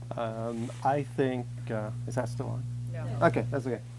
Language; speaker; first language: English; non-native, fluent; Swedish